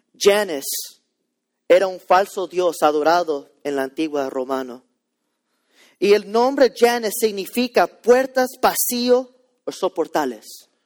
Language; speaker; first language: Spanish; early bilingual, heritage; Spanish